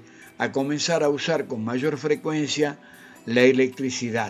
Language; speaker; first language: Spanish; native; Spanish